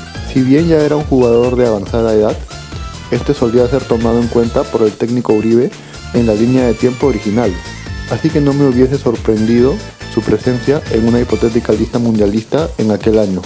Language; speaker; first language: Spanish; native; Spanish